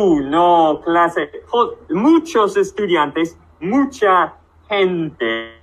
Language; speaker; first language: Spanish; non-native, fluent; English